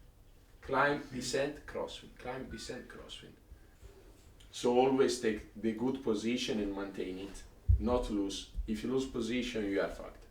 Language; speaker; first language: English; non-native, learner; Italian